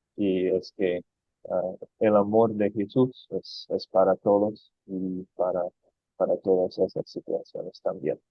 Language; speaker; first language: Spanish; non-native, fluent; English